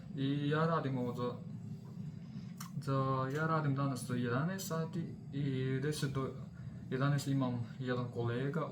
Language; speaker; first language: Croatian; non-native, learner; Nepali